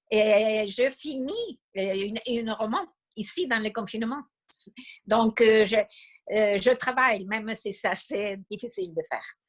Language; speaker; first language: French; non-native, fluent; Spanish